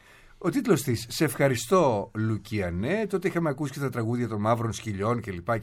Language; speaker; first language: Greek; native; Greek